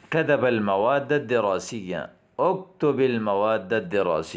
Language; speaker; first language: Arabic; non-native, fluent; Urdu